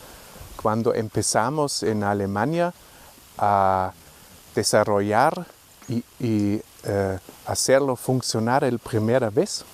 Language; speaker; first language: Spanish; non-native, fluent; German